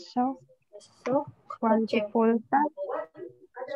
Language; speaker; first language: Italian; non-native, learner; Indonesian